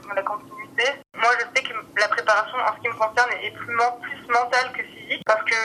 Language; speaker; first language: French; native; French